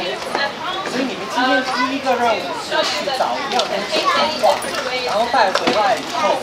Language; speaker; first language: Chinese; non-native, learner; English